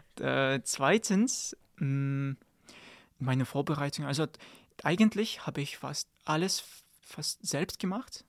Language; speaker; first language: German; non-native, learner; Kazakh